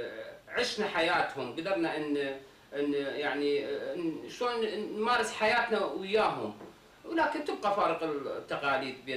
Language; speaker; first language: Arabic; native; Arabic